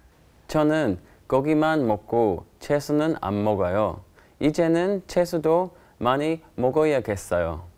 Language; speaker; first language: Korean; non-native, learner; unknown